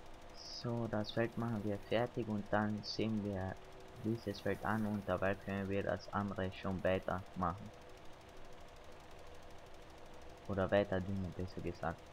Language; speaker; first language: German; native; German